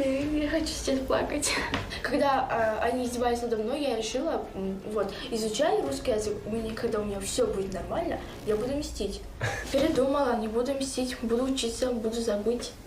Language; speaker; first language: Russian; non-native, learner; Kyrgyz